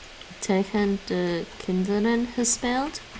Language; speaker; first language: Dutch; non-native, learner; English